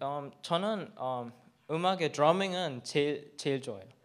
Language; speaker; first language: Korean; early bilingual, heritage; English